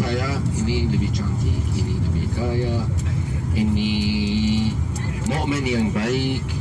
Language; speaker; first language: Indonesian; non-native, learner; Arabic